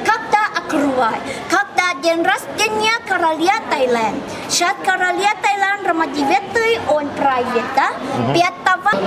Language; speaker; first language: Russian; non-native, local second language; Thai